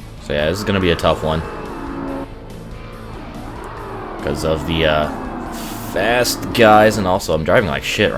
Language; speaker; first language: English; native; English